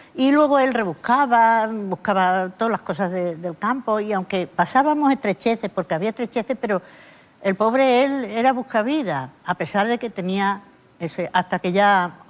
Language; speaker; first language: Spanish; native; Spanish